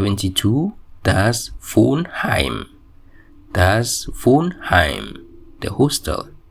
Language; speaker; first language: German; non-native, fluent; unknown